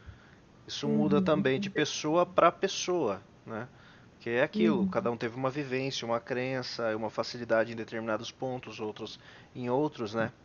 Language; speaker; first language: Portuguese; native; Portuguese